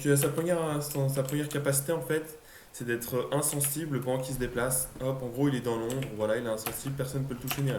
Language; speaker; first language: French; native; French